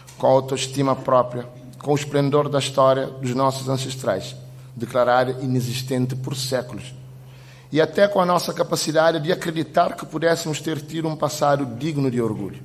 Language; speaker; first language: Portuguese; non-native, local second language; Kabuverdianu